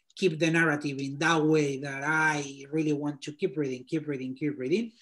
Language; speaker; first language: English; non-native, fluent; Spanish